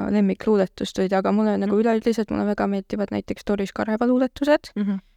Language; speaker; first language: Estonian; native; Estonian